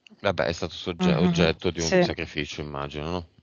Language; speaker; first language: Italian; native; Italian